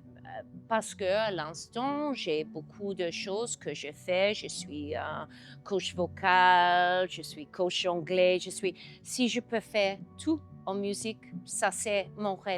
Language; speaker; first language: French; non-native, learner; English